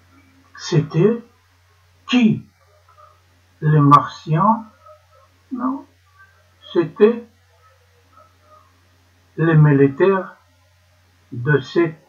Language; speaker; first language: French; non-native, learner; Ukrainian